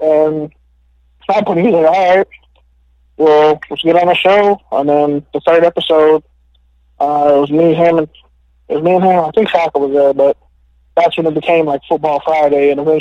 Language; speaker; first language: English; native; English